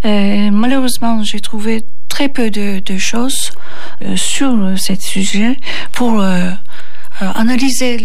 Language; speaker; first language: French; non-native, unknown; Turkish